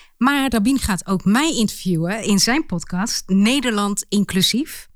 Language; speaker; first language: Dutch; early bilingual, other home language; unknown